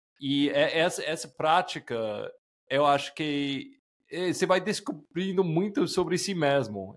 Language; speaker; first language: Portuguese; non-native, fluent; English